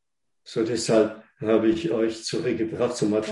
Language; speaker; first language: German; non-native, fluent; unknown